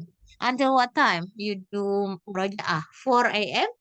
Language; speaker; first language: English; non-native, fluent; Indonesian